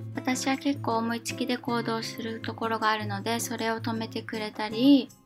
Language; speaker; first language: Japanese; native; Japanese